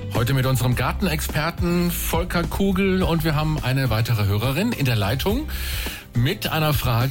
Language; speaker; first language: German; native; German